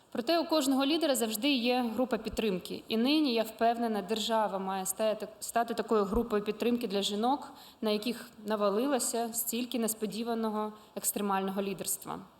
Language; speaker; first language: Ukrainian; non-native, local second language; Russian